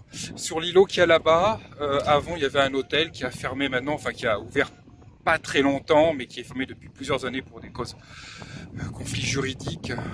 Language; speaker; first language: French; native; French